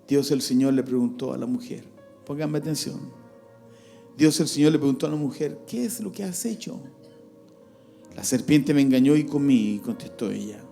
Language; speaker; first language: Spanish; native; Spanish